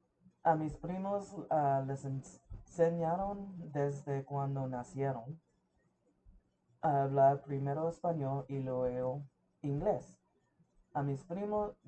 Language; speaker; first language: Spanish; early bilingual, heritage; English